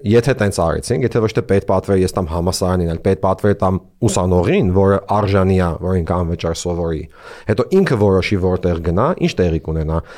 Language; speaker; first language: Armenian; early bilingual, heritage; Armenian